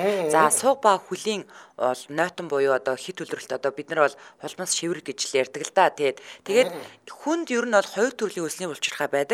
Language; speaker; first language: Mongolian; native; Mongolian